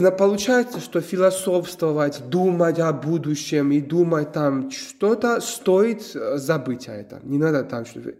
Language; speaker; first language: Russian; non-native, local second language; Georgian